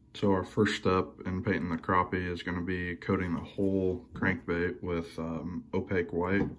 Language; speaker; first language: English; native; English